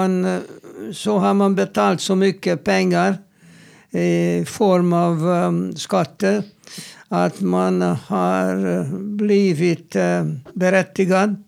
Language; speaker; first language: Swedish; non-native, fluent; Hungarian